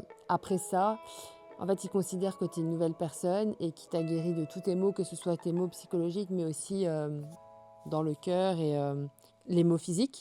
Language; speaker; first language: French; native; French